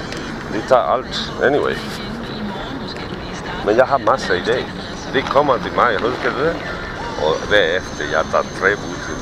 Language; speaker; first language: Danish; non-native, learner; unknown